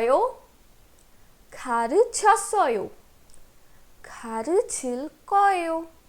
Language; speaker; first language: Korean; non-native, fluent; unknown